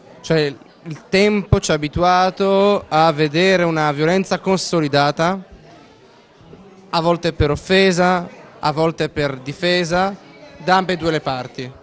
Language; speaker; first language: Italian; native; Italian